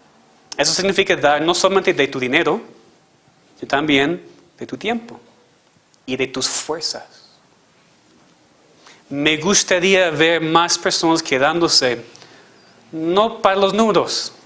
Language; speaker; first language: Spanish; non-native, fluent; English